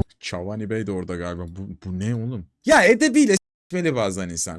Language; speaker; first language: Turkish; native; Turkish